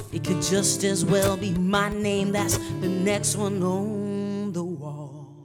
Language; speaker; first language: English; native; English